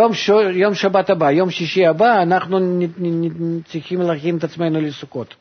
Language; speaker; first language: Hebrew; non-native, fluent; Russian